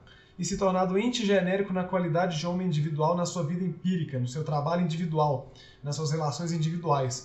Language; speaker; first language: Portuguese; native; Portuguese